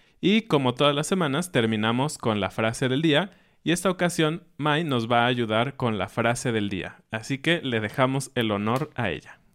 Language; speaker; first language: Spanish; native; Spanish